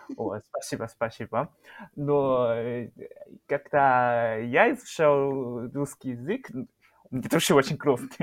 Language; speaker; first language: Russian; non-native, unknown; Chinese